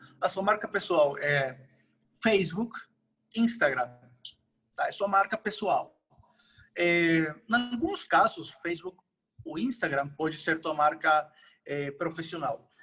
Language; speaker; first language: Portuguese; non-native, fluent; Spanish